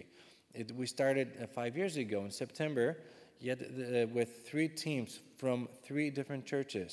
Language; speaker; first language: English; non-native, fluent; Czech